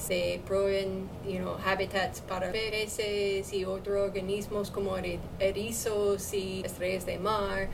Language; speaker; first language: Spanish; non-native, learner; English